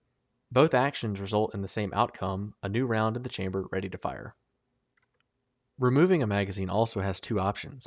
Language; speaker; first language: English; native; English